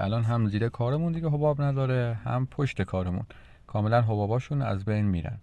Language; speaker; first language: Persian; native; Persian